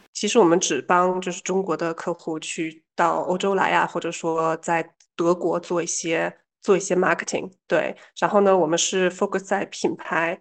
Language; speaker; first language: Chinese; early bilingual, heritage; Chinese